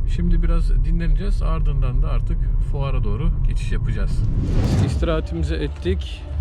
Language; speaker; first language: Turkish; native; Turkish